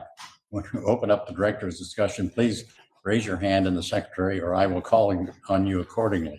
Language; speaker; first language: English; native; English